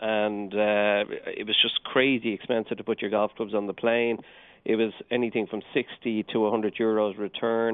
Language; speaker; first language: English; native; English